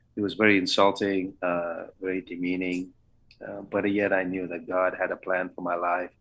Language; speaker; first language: English; non-native, local second language; Kannada